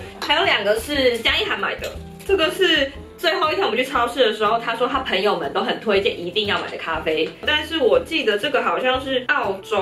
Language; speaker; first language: Chinese; native; Chinese